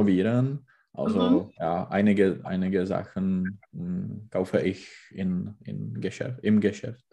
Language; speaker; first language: German; non-native, learner; Czech